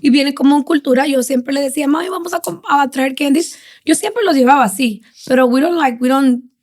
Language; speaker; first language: Spanish; native; Spanish